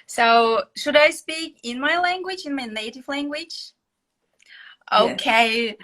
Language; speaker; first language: English; non-native, fluent; Kazakh